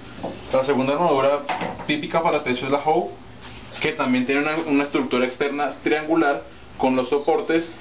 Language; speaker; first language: Spanish; native; Spanish